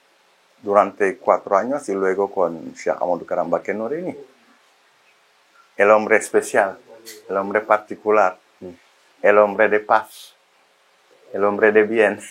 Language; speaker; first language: Spanish; non-native, fluent; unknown